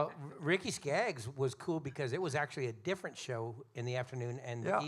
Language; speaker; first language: English; native; English